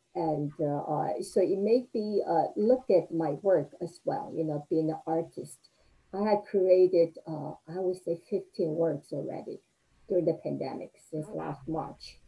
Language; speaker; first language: English; non-native, fluent; Chinese